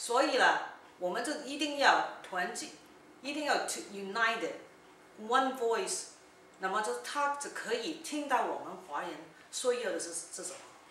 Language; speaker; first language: Chinese; early bilingual, heritage; Cantonese